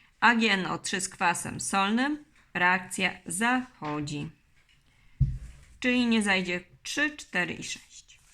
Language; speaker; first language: Polish; native; Polish